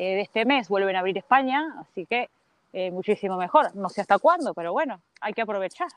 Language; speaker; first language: Spanish; native; Spanish